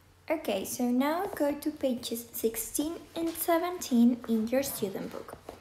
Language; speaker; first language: English; non-native, fluent; Spanish